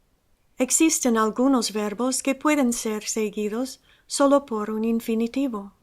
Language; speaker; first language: Spanish; non-native, fluent; English